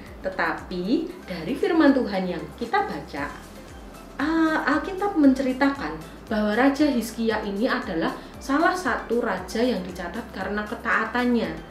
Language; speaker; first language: Indonesian; native; Indonesian